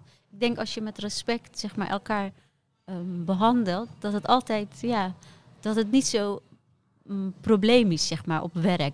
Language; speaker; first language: Dutch; non-native, fluent; Persian